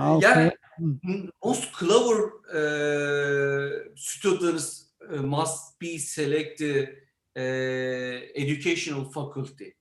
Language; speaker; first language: English; non-native, learner; Turkish